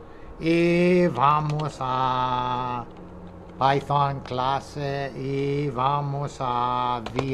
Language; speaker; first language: Spanish; non-native, fluent; English